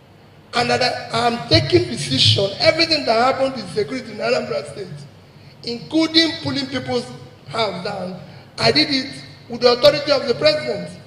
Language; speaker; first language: English; non-native, local second language; Igbo